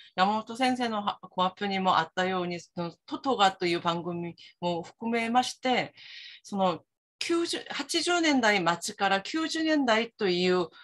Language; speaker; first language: Japanese; non-native, fluent; Korean